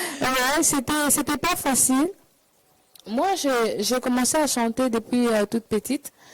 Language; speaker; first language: French; non-native, local second language; Lingala